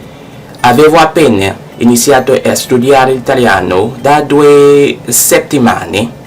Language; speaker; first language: Italian; non-native, learner; French